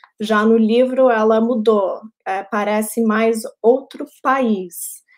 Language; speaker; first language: Portuguese; early bilingual, heritage; Portuguese